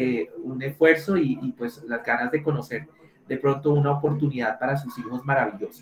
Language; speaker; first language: Spanish; native; Spanish